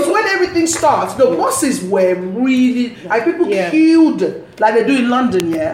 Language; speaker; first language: English; native; English